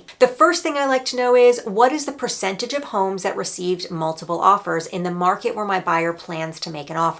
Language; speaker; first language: English; native; English